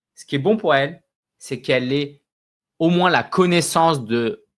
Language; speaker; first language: French; native; French